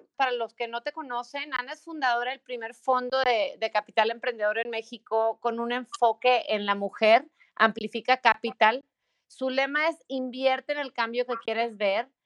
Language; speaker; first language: Spanish; native; Spanish